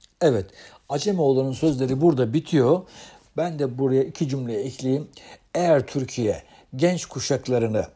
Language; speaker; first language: Turkish; native; Turkish